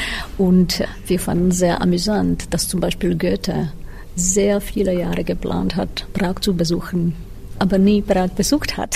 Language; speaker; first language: German; non-native, fluent; Czech